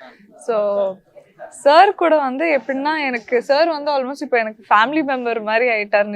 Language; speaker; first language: Tamil; native; Tamil